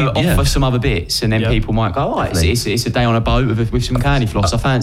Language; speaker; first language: English; native; English